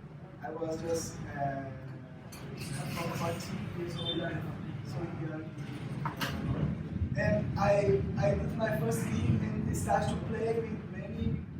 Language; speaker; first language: English; non-native, fluent; Portuguese